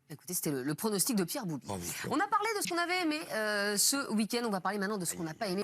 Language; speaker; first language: French; native; French